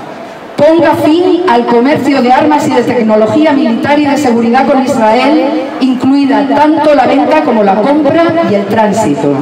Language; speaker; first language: Spanish; native; Spanish